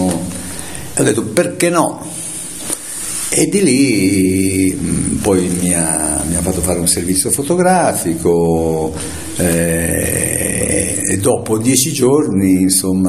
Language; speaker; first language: Italian; native; Italian